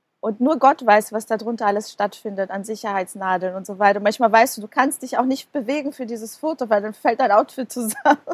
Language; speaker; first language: German; non-native, fluent; Portuguese